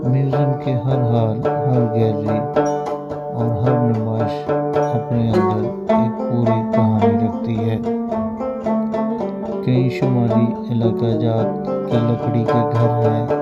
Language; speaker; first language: Urdu; native; Urdu